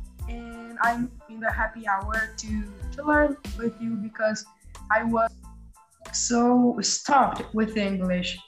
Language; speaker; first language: English; non-native, learner; Portuguese